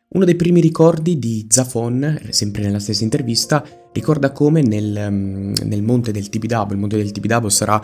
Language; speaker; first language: Italian; native; Italian